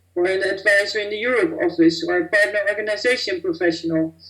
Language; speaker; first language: English; non-native, fluent; Dutch